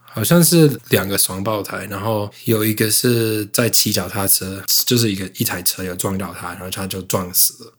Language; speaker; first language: Chinese; native; Chinese